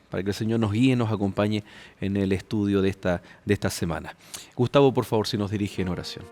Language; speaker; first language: Spanish; native; Spanish